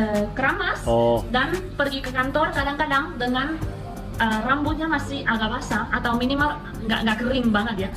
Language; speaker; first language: Indonesian; non-native, fluent; Spanish